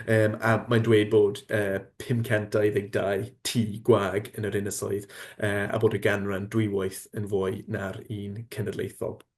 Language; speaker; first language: Welsh; non-native, fluent; English